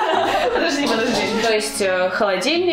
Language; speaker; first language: Russian; native; Russian